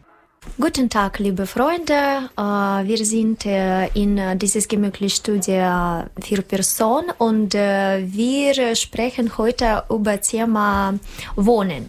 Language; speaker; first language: German; non-native, learner; Russian